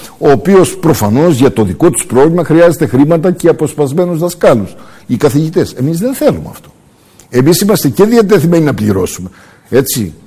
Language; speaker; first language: Greek; early bilingual, heritage; Greek